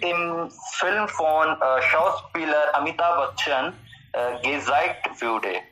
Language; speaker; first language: German; non-native, learner; Hindi